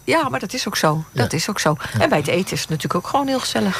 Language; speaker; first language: Dutch; native; Dutch